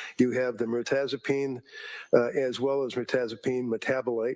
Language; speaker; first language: English; native; English